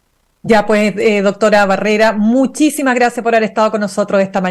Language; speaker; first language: Spanish; native; Spanish